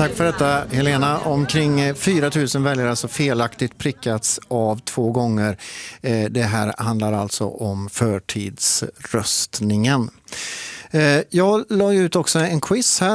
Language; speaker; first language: Swedish; native; Swedish